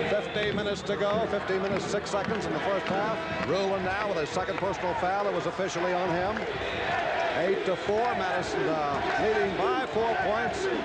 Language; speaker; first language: English; native; English